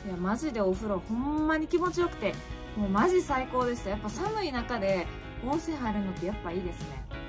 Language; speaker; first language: Japanese; native; Japanese